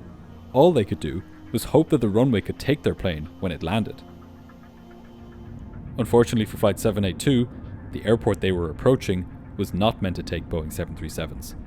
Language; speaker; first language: English; native; English